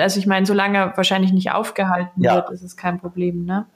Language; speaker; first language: German; native; German